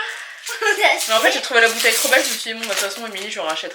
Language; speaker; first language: French; native; French